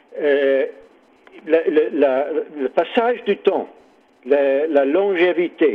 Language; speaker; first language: French; non-native, learner; English